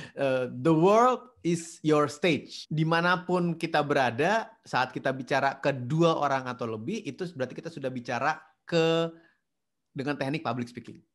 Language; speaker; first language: Indonesian; native; Indonesian